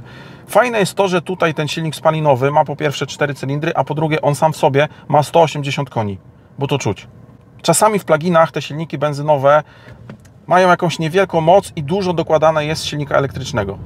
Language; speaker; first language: Polish; native; Polish